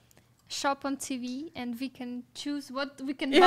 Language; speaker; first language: English; non-native, learner; Russian